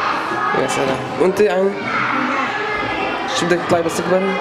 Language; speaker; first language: Arabic; native; Arabic